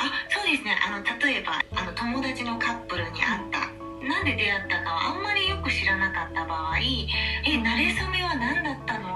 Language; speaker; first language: Japanese; native; Japanese